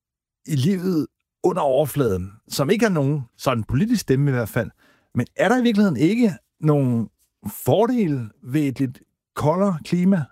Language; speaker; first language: Danish; native; Danish